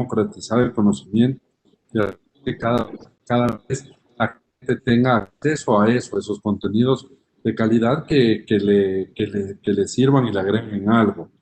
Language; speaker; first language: Spanish; native; Spanish